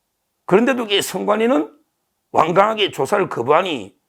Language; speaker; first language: Korean; native; Korean